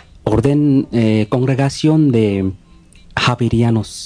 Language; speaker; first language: Spanish; non-native, learner; Bangla